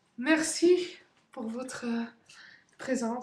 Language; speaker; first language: French; non-native, fluent; Dutch